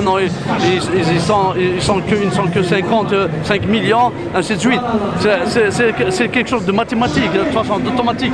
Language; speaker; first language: French; non-native, local second language; Kabyle